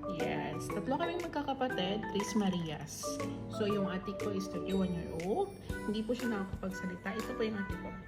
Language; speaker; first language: Filipino; non-native, local second language; Cebuano